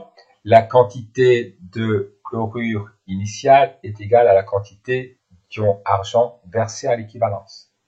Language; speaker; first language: French; native; French